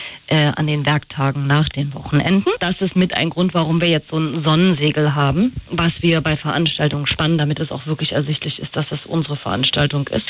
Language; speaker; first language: German; native; German